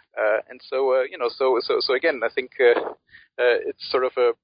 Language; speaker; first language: English; early bilingual, other home language; German